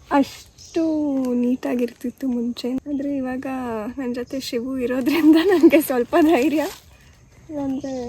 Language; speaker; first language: Kannada; non-native, local second language; Tulu